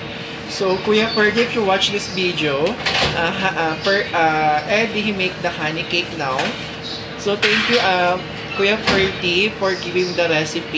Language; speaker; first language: English; non-native, local second language; Filipino